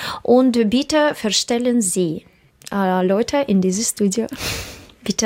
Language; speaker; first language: German; non-native, learner; Russian